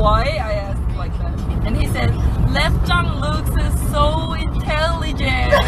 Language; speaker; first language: English; non-native, learner; Korean